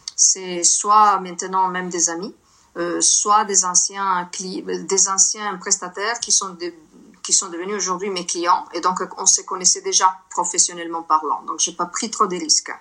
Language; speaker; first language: French; non-native, fluent; Italian